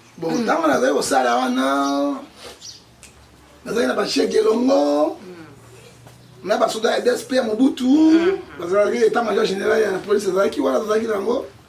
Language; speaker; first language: Lingala; native; Lingala